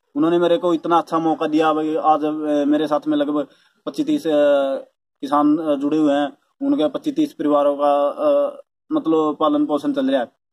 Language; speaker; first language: Hindi; native; Hindi